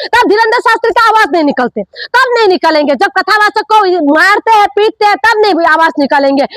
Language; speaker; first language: Hindi; non-native, local second language; Assamese